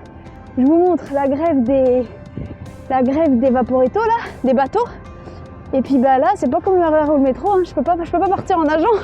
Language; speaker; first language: French; native; French